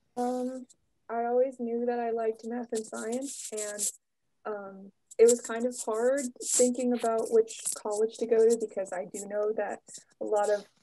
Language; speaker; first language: English; native; English